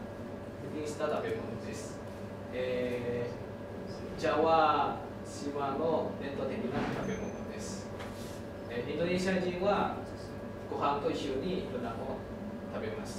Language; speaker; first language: Japanese; non-native, learner; Indonesian